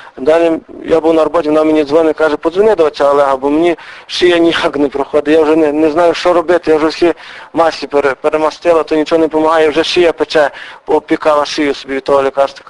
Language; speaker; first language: Ukrainian; native; Ukrainian